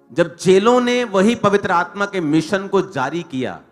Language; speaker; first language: Hindi; non-native, local second language; Punjabi